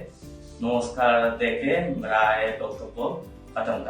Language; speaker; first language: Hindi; non-native, learner; Bangla